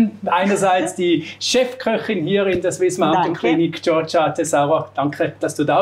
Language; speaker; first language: German; native; German